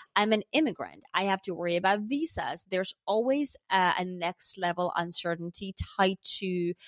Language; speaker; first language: English; non-native, fluent; Finnish